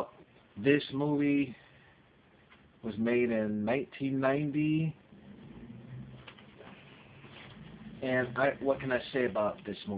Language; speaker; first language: English; native; English